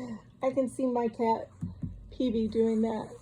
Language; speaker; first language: English; native; English